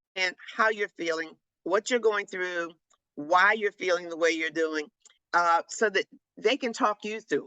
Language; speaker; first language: English; native; English